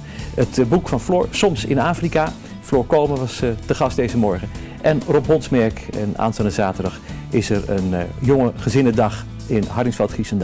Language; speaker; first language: Dutch; native; Dutch